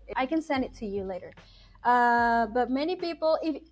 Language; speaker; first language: English; non-native, fluent; Spanish